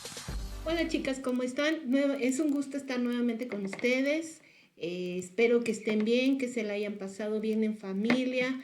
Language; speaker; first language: Spanish; native; Spanish